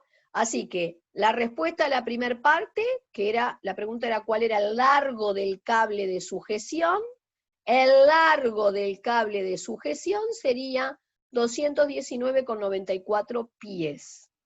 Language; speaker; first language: Spanish; native; Spanish